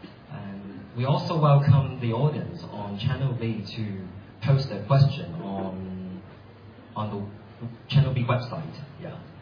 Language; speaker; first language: English; non-native, local second language; Cantonese